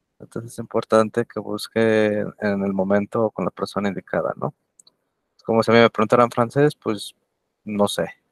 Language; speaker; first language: Spanish; native; Spanish